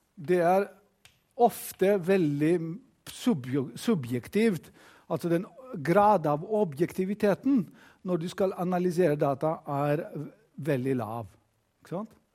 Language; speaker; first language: Norwegian; non-native, fluent; Greek